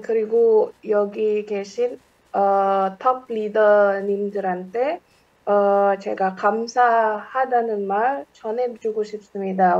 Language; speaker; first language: Korean; non-native, fluent; Indonesian